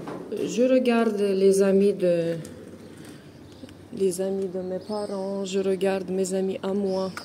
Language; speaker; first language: French; non-native, fluent; Russian